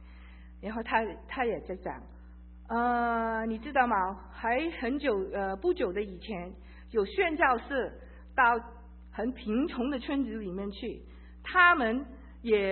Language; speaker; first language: Chinese; early bilingual, heritage; Chinese